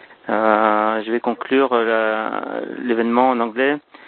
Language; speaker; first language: French; native; French